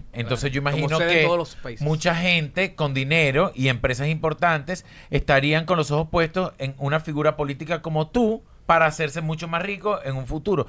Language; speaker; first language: Spanish; native; Spanish